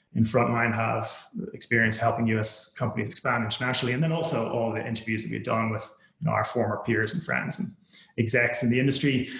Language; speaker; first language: English; native; English